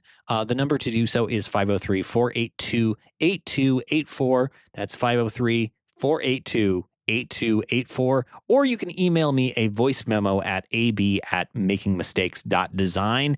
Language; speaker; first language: English; native; English